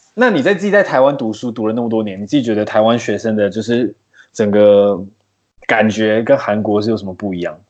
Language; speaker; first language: Chinese; native; Chinese